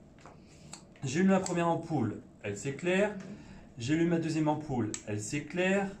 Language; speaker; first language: French; native; French